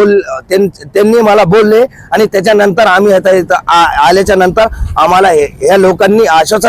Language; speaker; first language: Marathi; non-native, local second language; Urdu